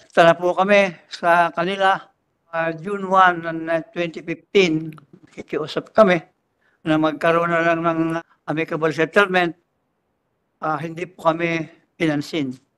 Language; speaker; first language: Filipino; native; Filipino